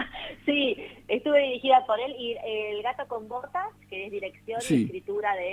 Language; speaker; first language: Spanish; native; Spanish